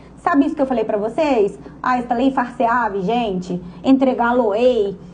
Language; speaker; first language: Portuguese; native; Portuguese